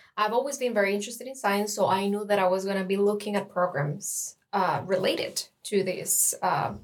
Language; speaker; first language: English; non-native, fluent; Spanish